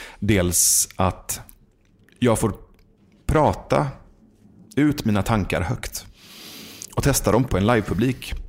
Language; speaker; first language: Swedish; early bilingual, other home language; Persian